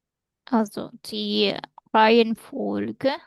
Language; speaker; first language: German; non-native, fluent; Indonesian